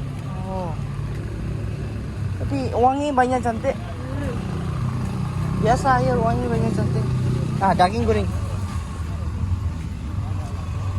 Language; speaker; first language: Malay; non-native, learner; Bangla